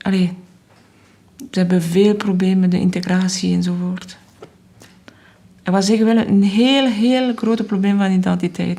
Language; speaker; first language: Dutch; non-native, learner; French